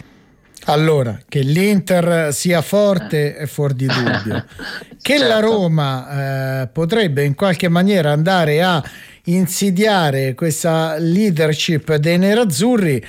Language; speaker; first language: Italian; native; Italian